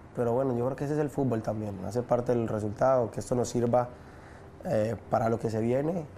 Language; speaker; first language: Spanish; native; Spanish